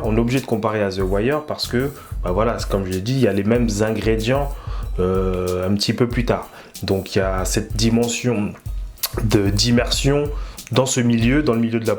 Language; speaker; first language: French; native; French